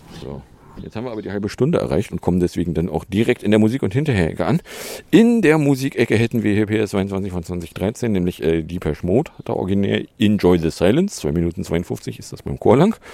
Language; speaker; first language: German; native; German